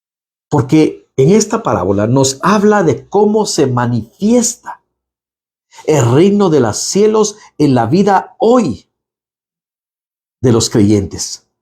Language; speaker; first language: Spanish; native; Spanish